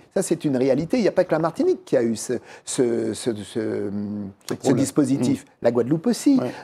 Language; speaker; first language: French; native; French